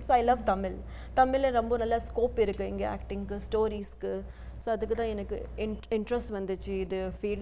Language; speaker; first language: Tamil; non-native, learner; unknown